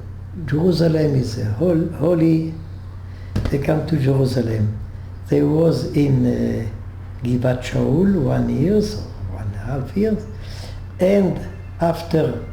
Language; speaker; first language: English; non-native, learner; French